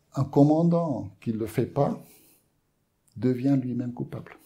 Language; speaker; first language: French; native; French